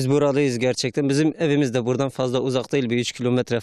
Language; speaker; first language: Turkish; native; Turkish